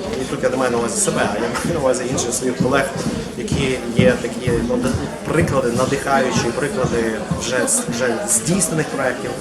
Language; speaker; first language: Ukrainian; native; Ukrainian